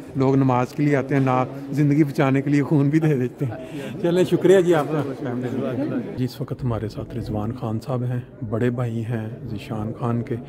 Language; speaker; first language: Urdu; non-native, local second language; Punjabi